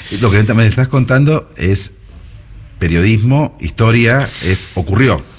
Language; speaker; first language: Spanish; native; Spanish